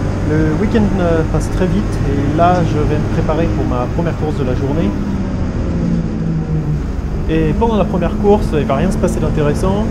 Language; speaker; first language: French; native; French